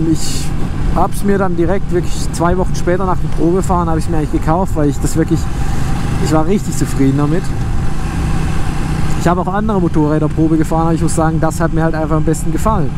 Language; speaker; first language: German; native; German